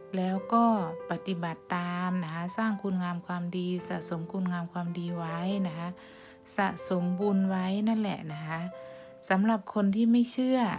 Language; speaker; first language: Thai; native; Thai